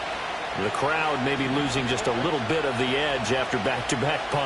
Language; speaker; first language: English; native; English